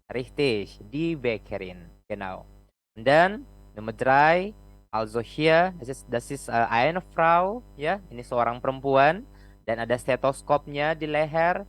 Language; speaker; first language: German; non-native, fluent; Indonesian